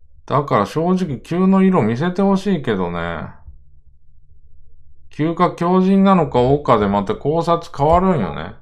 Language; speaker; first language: Japanese; native; Japanese